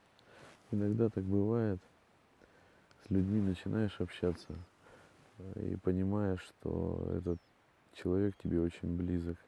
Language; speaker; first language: Russian; native; Russian